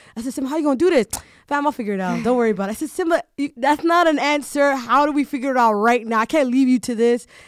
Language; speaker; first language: English; early bilingual, other home language; Somali